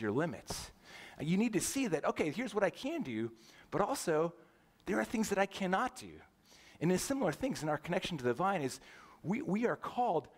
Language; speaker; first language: English; native; English